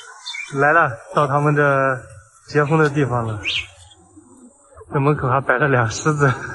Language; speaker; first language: Chinese; native; Chinese